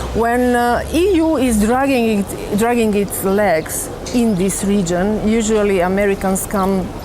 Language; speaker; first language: English; non-native, fluent; Macedonian